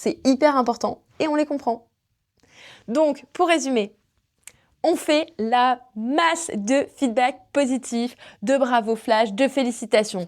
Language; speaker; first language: French; native; French